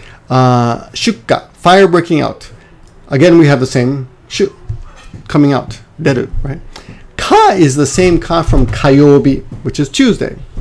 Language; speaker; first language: English; native; English